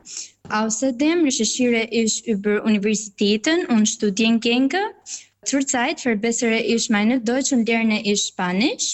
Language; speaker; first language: German; non-native, fluent; Albanian